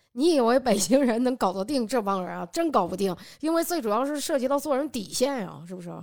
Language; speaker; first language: Chinese; native; Chinese